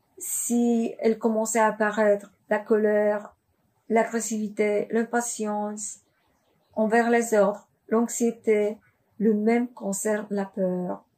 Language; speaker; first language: French; non-native, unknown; Polish